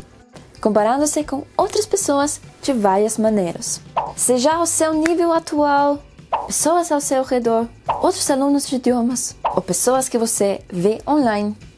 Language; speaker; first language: Portuguese; non-native, fluent; Spanish